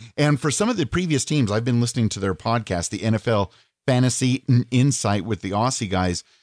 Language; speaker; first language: English; native; English